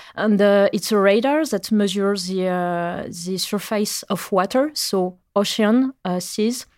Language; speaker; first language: English; non-native, fluent; French